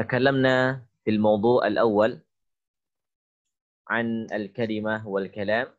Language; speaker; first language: Arabic; non-native, fluent; Indonesian